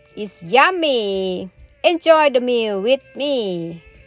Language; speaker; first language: English; non-native, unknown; Thai